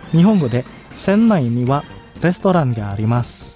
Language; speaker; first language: Japanese; non-native, fluent; Indonesian